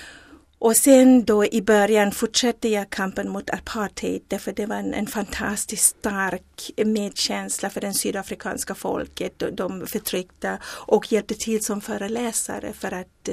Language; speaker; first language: Swedish; non-native, fluent; Zulu